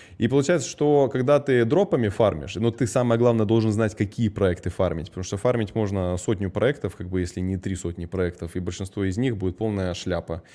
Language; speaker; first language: Russian; early bilingual, heritage; Russian